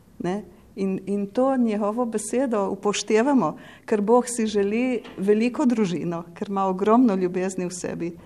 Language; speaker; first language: Slovenian; native; Slovenian